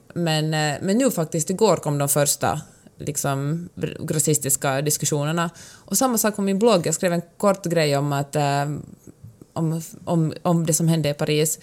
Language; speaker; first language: Swedish; native; Swedish